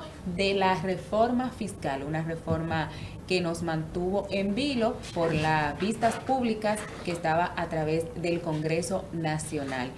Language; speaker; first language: Spanish; native; Spanish